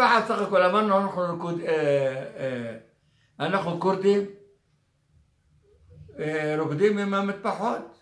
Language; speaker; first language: Hebrew; non-native, fluent; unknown